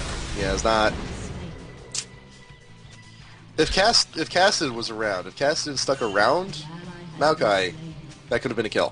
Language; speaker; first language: English; native; English